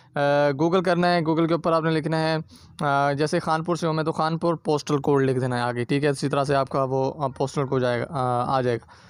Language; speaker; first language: Urdu; non-native, local second language; Punjabi